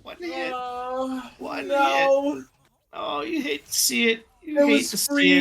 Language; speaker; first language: English; native; English